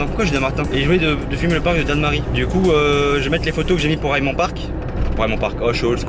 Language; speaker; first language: French; native; French